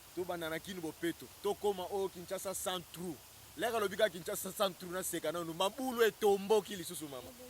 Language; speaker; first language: Lingala; non-native, local second language; Kongo